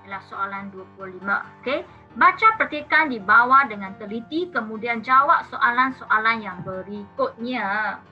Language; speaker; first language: Malay; non-native, local second language; Chinese